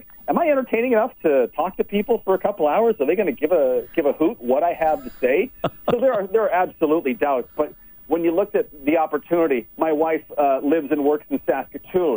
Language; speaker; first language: English; native; English